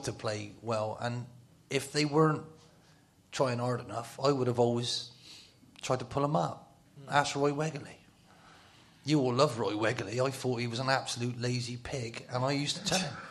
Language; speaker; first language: English; native; English